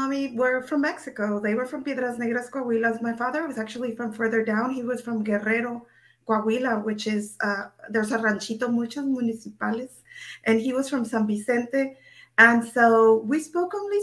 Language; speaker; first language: English; early bilingual, other home language; Spanish